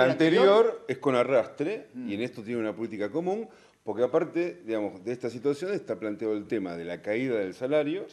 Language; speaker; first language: Spanish; native; Spanish